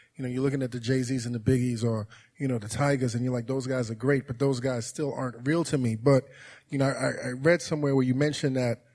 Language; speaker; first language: English; native; English